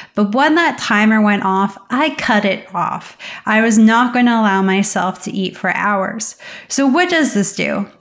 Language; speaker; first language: English; native; English